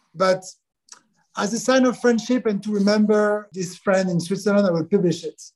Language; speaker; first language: English; non-native, fluent; French